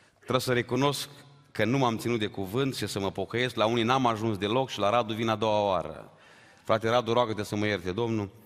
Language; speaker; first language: Romanian; native; Romanian